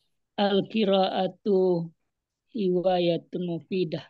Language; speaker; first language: Arabic; non-native, learner; Indonesian